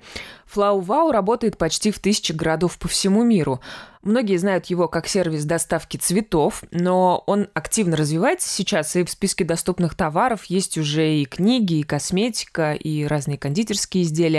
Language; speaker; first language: Russian; native; Russian